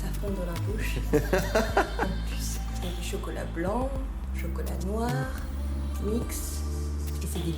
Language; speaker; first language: French; non-native, fluent; Japanese